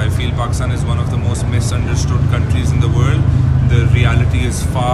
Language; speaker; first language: English; non-native, local second language; Urdu